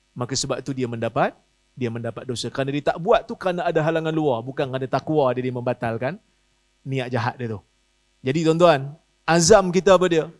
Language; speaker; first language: Malay; native; Malay